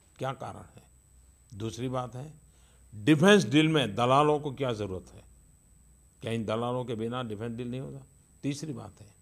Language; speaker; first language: Hindi; non-native, local second language; Gujarati